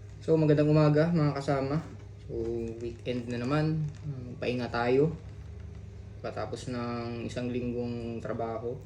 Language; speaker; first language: Filipino; non-native, local second language; Chavacano